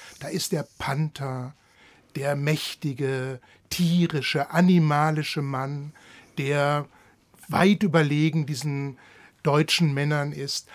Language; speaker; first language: German; native; German